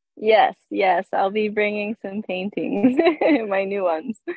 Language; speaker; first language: English; non-native, fluent; Russian